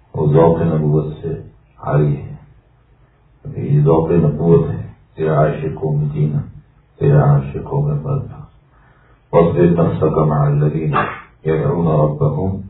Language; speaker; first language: Urdu; native; Urdu